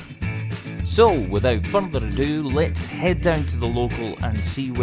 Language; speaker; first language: English; native; English